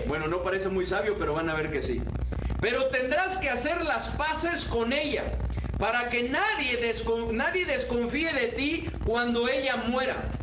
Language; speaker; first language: Spanish; native; Spanish